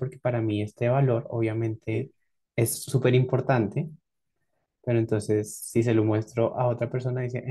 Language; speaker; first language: Spanish; native; Spanish